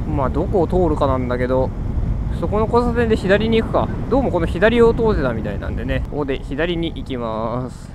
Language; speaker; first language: Japanese; native; Japanese